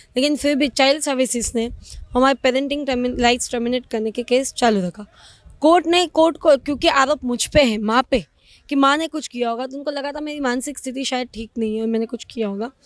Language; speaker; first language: Hindi; non-native, local second language; Gujarati